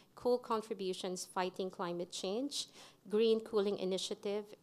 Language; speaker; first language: English; non-native, local second language; Filipino